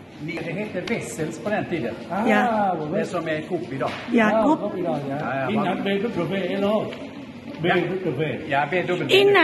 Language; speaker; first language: Swedish; non-native, learner; Vietnamese